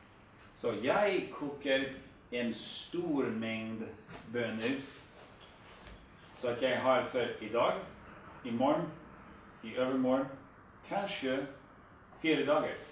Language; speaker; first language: Swedish; non-native, fluent; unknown